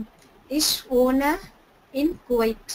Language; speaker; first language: German; non-native, learner; Tamil